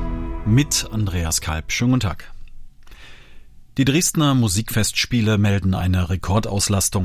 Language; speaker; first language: German; native; German